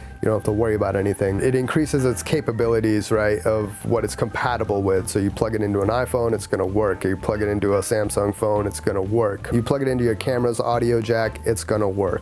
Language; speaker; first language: English; native; English